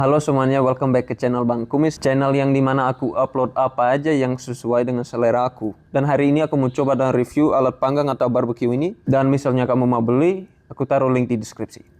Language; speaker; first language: Indonesian; non-native, fluent; Dutch